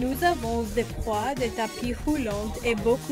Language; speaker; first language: French; non-native, learner; English